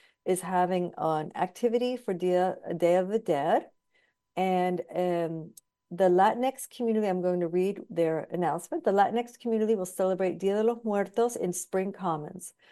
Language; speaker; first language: English; native; English